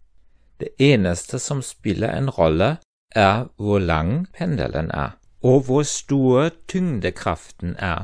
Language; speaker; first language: Norwegian; non-native, fluent; German